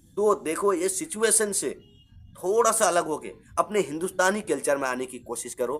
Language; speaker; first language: Hindi; non-native, local second language; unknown